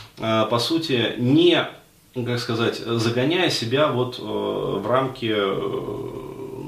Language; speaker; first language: Russian; native; Russian